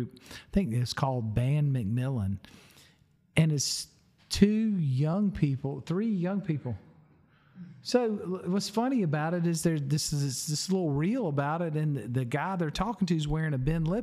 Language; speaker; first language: English; native; English